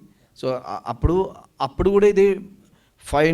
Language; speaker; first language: Telugu; non-native, local second language; Malayalam